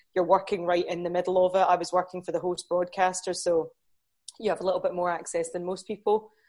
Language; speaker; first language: English; native; English